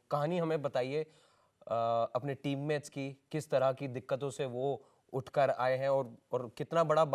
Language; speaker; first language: Hindi; native; Hindi